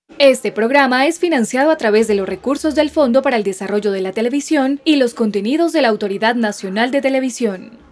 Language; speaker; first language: Spanish; native; Spanish